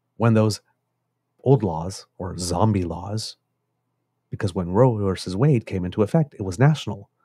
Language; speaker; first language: English; native; English